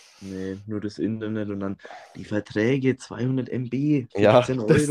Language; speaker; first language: German; native; German